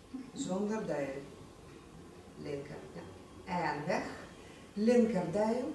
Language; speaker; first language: Dutch; non-native, fluent; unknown